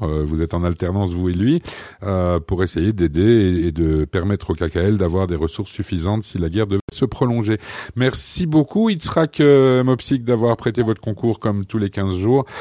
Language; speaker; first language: French; native; French